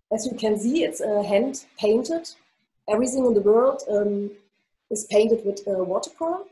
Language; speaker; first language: English; non-native, fluent; German